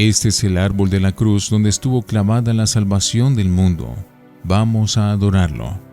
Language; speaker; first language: Spanish; native; Spanish